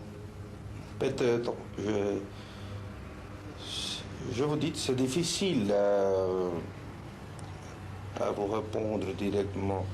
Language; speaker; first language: French; non-native, fluent; Spanish